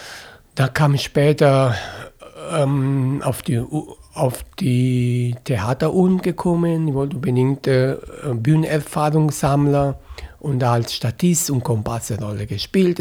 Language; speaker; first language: German; non-native, fluent; Italian